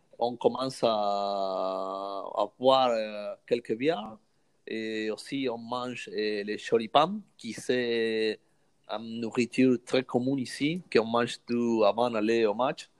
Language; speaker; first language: French; non-native, learner; Spanish